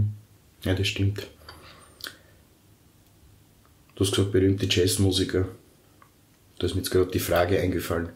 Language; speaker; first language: German; native; German